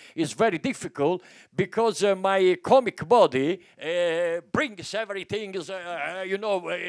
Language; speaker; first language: English; non-native, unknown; Italian